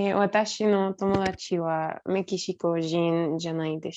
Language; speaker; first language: Japanese; non-native, learner; Spanish